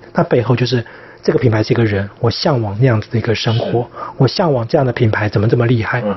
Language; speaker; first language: Chinese; native; Chinese